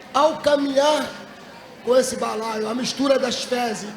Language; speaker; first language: Portuguese; native; Portuguese